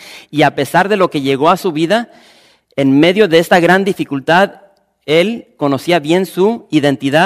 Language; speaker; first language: Spanish; native; Spanish